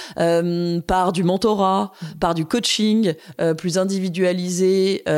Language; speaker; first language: French; native; French